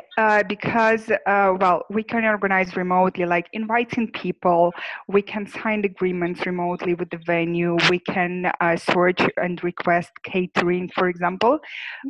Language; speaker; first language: English; non-native, fluent; Ukrainian